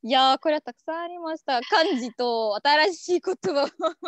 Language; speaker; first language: Japanese; non-native, learner; Arabic